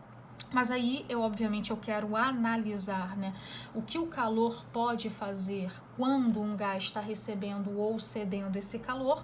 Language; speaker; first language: Portuguese; native; Portuguese